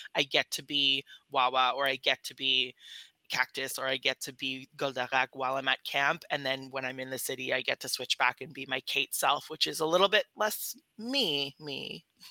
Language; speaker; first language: English; native; English